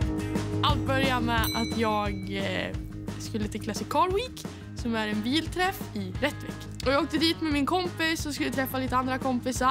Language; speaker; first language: Swedish; native; Swedish